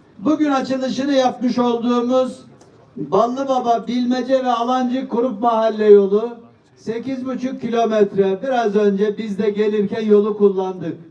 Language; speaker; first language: Turkish; native; Turkish